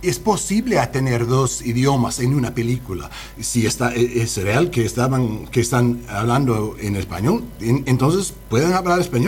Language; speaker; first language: Spanish; non-native, learner; English